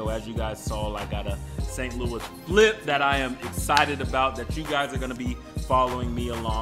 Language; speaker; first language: English; native; English